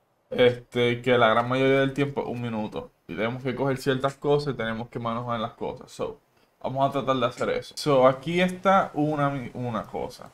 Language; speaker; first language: Spanish; early bilingual, heritage; Spanish